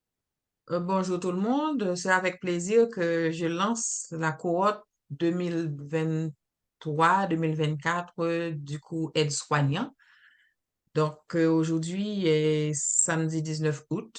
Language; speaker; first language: French; native; French